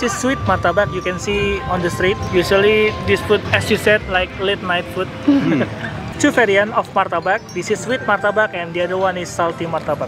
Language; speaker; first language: English; non-native, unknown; Indonesian